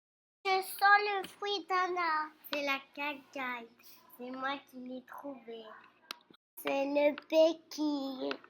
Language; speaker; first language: French; non-native, learner; Portuguese